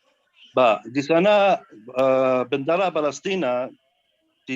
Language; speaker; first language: Indonesian; non-native, learner; Arabic